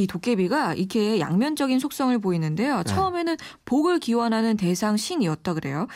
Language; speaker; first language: Korean; native; Korean